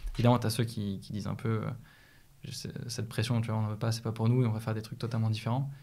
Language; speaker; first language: French; native; French